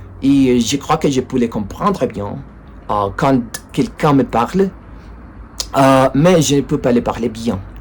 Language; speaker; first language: French; non-native, learner; Spanish